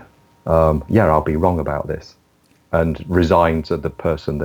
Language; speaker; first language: English; native; English